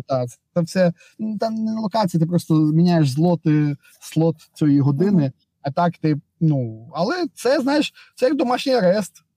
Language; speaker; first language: Ukrainian; native; Ukrainian